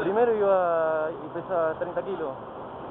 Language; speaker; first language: Spanish; native; Spanish